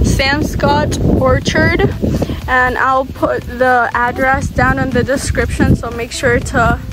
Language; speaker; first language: English; early bilingual, other home language; Persian